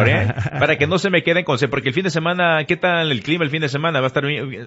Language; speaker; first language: Spanish; early bilingual, heritage; Spanish